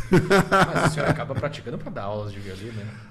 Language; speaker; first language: Portuguese; native; Portuguese